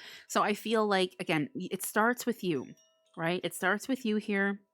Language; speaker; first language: English; native; English